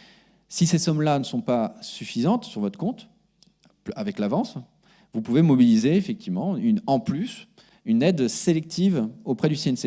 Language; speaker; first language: French; native; French